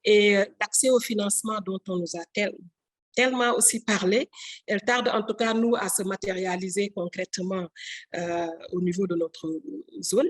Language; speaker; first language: French; non-native, local second language; Wolof